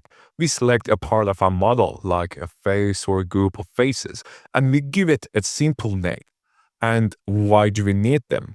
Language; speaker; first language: English; non-native, fluent; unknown